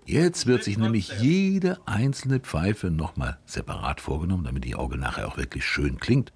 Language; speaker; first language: German; native; German